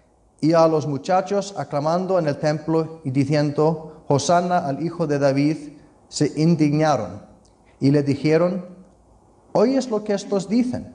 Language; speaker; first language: Spanish; non-native, fluent; Icelandic